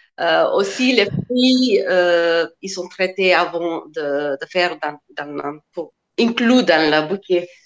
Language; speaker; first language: French; non-native, learner; Macedonian